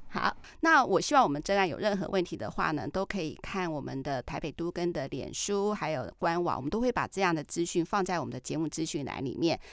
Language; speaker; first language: Chinese; native; Chinese